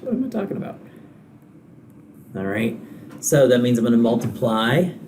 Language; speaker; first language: English; native; English